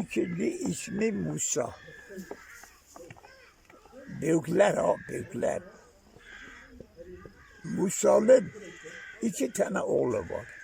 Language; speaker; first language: Turkish; non-native, local second language; Kurdish